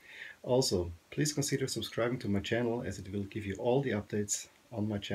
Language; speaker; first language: English; non-native, fluent; German